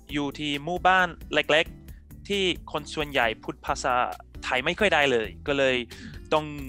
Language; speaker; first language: Thai; non-native, fluent; English